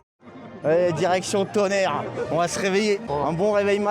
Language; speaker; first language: French; native; French